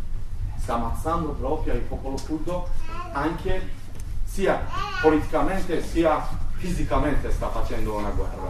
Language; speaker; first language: Italian; non-native, learner; Turkish